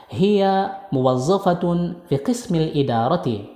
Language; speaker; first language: Arabic; non-native, fluent; Indonesian